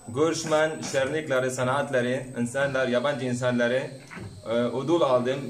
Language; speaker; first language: Turkish; non-native, learner; Arabic